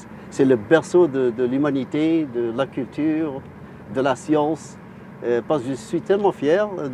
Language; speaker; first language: French; non-native, local second language; Arabic